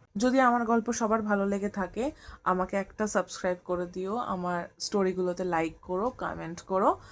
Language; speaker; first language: Bangla; native; Bangla